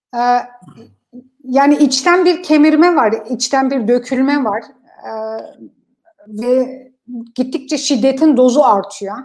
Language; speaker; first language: Turkish; non-native, fluent; Kurdish